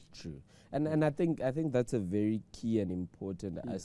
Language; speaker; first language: English; non-native, local second language; Shona